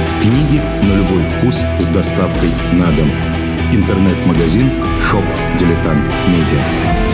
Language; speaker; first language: Russian; native; Russian